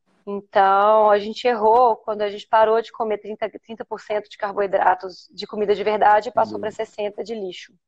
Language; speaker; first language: Portuguese; native; Portuguese